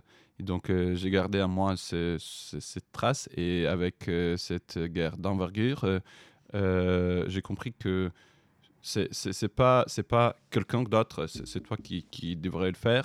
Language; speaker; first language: French; non-native, fluent; Ukrainian